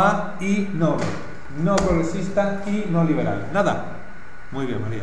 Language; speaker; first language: Spanish; native; Spanish